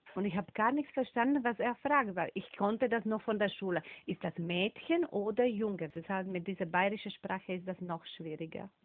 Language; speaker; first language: German; non-native, fluent; Slovak